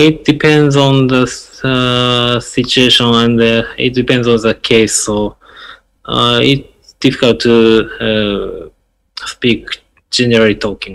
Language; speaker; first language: English; non-native, learner; Japanese